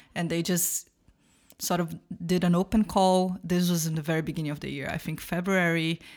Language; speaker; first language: English; non-native, fluent; Portuguese